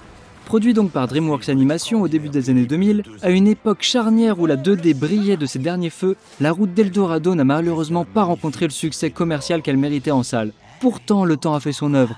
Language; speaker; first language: French; native; French